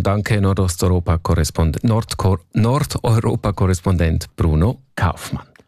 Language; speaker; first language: German; native; German